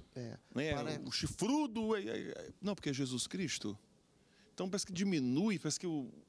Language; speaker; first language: Portuguese; native; Portuguese